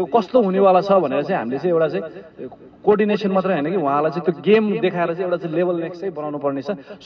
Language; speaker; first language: Nepali; native; Nepali